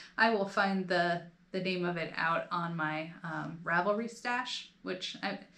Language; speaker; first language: English; native; English